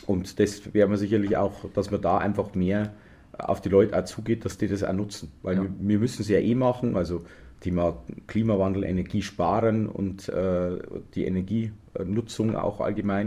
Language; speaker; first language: German; native; German